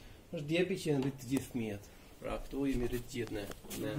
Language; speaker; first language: Albanian; native; Albanian